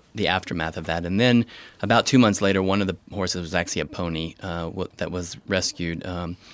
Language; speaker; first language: English; native; English